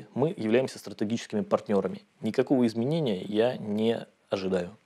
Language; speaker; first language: Russian; native; Russian